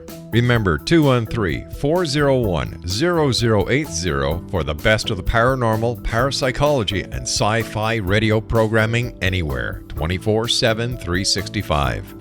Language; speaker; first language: English; native; English